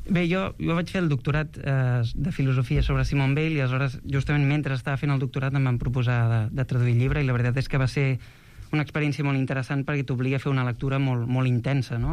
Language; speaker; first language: Catalan; native; Catalan